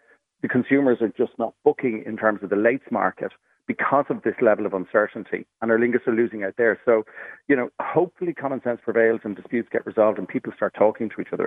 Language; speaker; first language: English; native; English